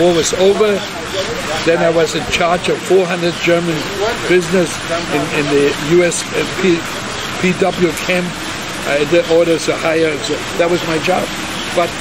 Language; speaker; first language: English; non-native, fluent; German